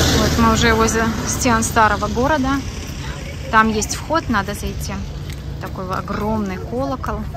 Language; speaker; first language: Russian; non-native, local second language; Belarusian